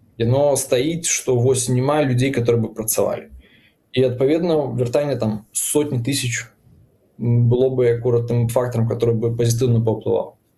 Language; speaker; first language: Belarusian; non-native, local second language; Russian